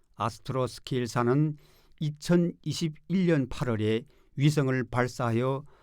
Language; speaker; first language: Korean; native; Korean